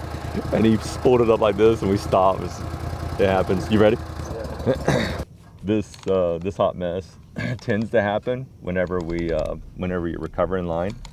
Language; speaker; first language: English; native; English